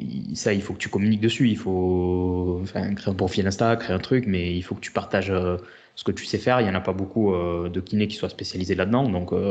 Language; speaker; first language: French; native; French